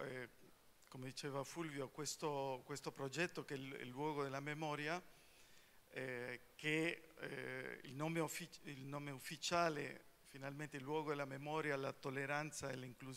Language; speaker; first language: Italian; non-native, fluent; Spanish